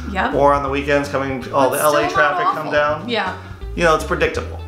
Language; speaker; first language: English; native; English